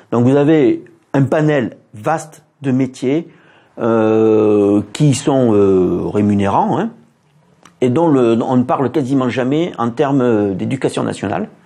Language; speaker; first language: French; native; French